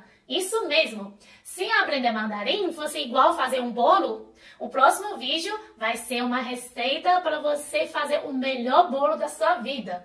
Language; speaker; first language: Portuguese; non-native, fluent; Chinese